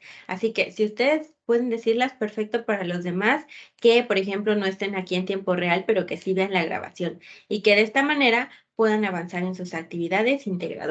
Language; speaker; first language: Spanish; native; Spanish